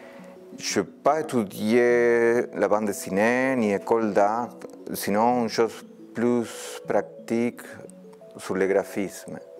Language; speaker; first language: French; non-native, fluent; Spanish